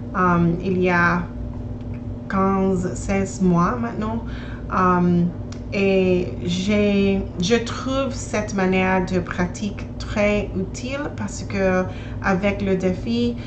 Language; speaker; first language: French; non-native, learner; English